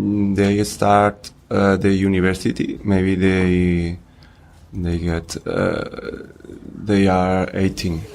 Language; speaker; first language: English; non-native, learner; Spanish